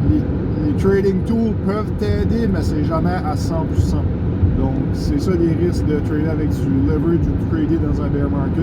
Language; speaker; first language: French; native; French